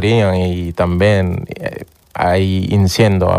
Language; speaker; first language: Spanish; non-native, learner; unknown